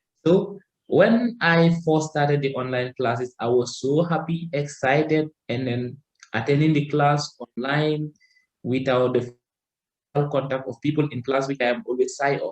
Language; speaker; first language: English; non-native, learner; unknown